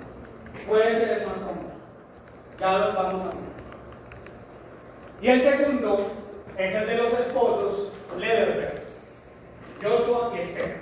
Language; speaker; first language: Spanish; native; Spanish